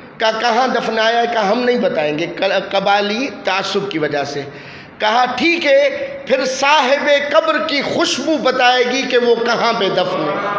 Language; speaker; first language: Urdu; non-native, local second language; Sindhi